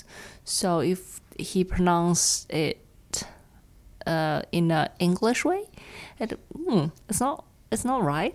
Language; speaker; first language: English; non-native, fluent; Chinese